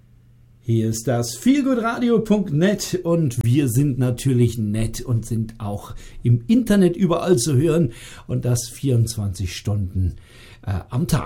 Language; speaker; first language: German; native; German